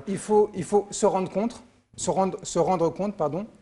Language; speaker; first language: French; native; French